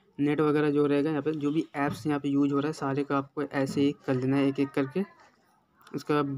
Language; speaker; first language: Hindi; native; Hindi